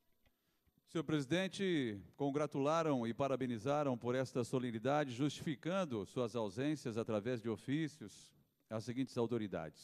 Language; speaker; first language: Portuguese; native; Portuguese